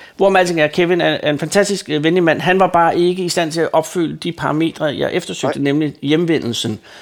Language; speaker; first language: Danish; native; Danish